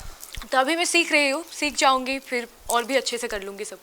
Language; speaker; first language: Hindi; non-native, local second language; Bangla